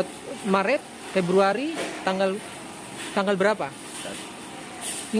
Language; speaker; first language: Indonesian; native; Indonesian